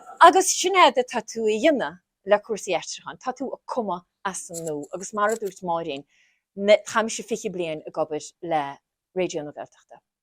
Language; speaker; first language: Irish; native; Irish